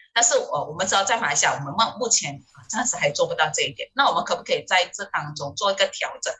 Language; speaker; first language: Chinese; native; Chinese